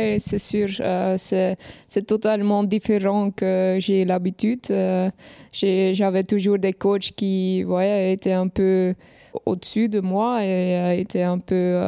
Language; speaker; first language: French; non-native, local second language; Dutch